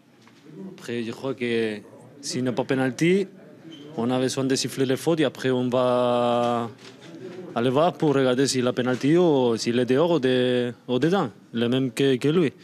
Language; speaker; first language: French; non-native, fluent; Spanish